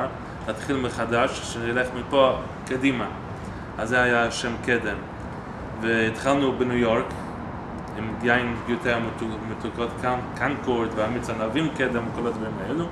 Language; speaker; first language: Hebrew; non-native, fluent; English